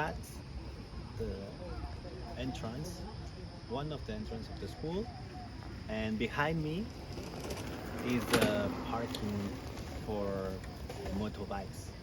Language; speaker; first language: English; non-native, learner; Spanish